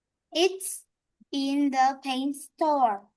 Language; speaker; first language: English; non-native, learner; Vietnamese